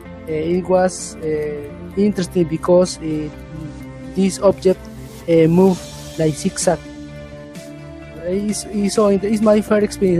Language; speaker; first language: English; non-native, learner; Spanish